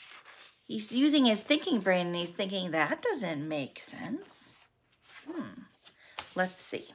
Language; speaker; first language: English; native; English